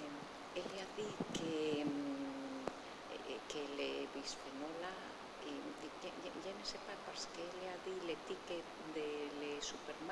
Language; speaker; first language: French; non-native, fluent; Spanish